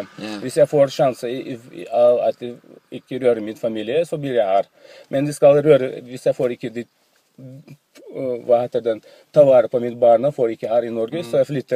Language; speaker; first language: Norwegian; non-native, learner; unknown